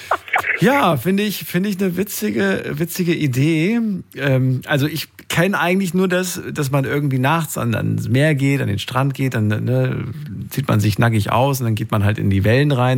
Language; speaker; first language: German; native; German